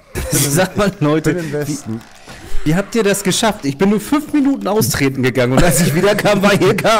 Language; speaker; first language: German; native; German